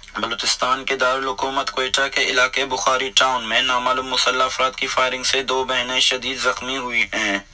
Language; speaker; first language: Urdu; non-native, local second language; Baluchi